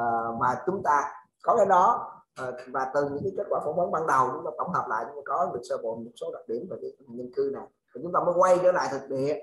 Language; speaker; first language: Vietnamese; native; Vietnamese